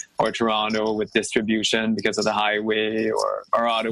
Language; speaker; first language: English; non-native, fluent; French